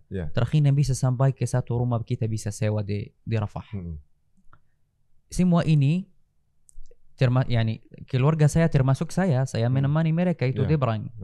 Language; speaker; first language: Indonesian; non-native, fluent; Arabic